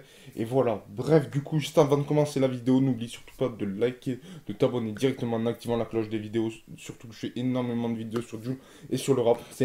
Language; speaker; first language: French; native; French